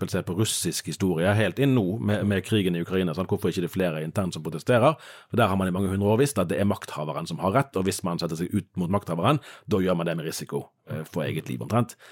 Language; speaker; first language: Norwegian; native; Norwegian